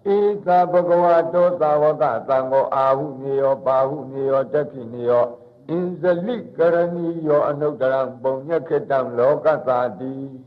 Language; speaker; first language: Burmese; native; Burmese